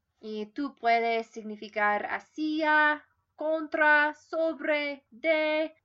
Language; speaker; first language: Spanish; non-native, learner; English